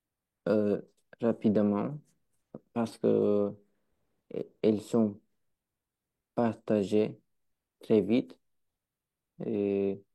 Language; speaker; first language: French; non-native, learner; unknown